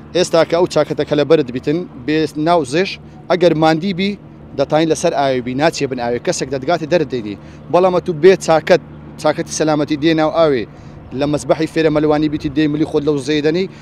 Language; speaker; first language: Central Kurdish; non-native, local second language; Kurdish